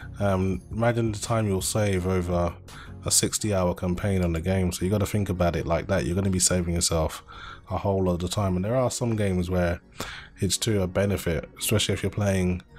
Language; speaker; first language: English; native; English